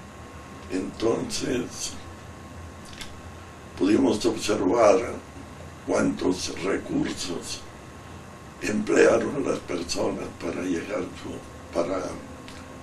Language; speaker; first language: Spanish; non-native, fluent; Italian